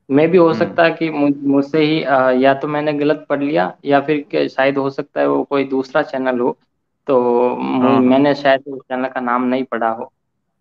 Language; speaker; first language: Hindi; native; Hindi